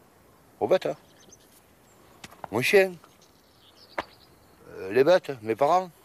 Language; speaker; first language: French; native; French